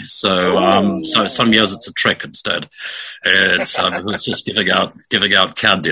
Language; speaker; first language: English; native; English